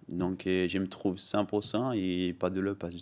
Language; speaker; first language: French; non-native, learner; Portuguese